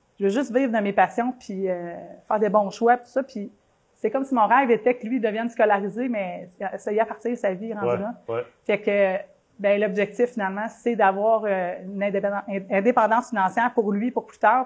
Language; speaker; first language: French; native; French